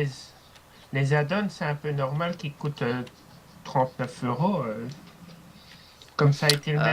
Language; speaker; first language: French; native; French